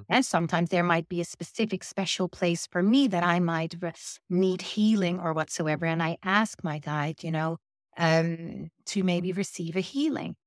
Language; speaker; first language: English; non-native, fluent; Dutch